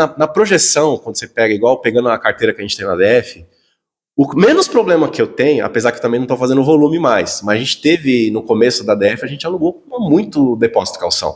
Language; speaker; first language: Portuguese; native; Portuguese